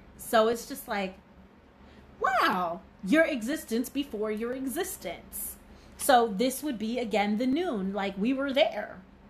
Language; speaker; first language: English; native; English